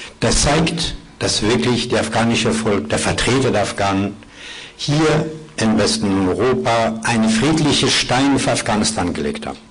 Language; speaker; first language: German; non-native, fluent; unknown